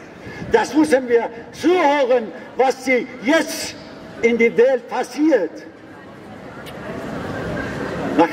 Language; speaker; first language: German; non-native, learner; Persian